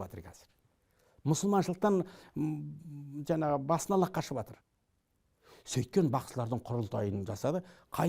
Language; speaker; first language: Kazakh; native; Kazakh